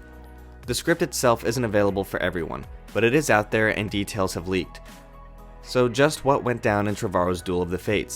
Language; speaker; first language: English; native; English